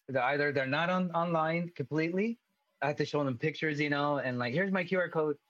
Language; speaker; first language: English; early bilingual, other home language; Spanish